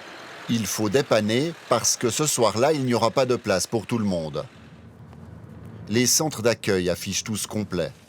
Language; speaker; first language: French; native; French